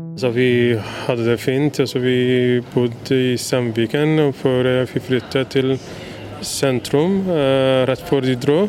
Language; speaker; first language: Norwegian; early bilingual, other home language; Somali